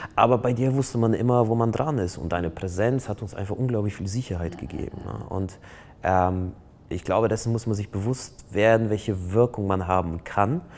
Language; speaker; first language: German; non-native, fluent; Polish